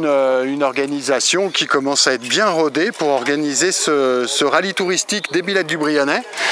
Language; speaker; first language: French; native; French